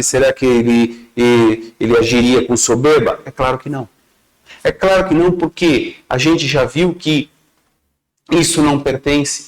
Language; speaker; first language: Portuguese; native; Portuguese